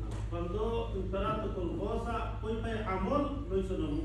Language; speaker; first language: Italian; non-native, learner; Bangla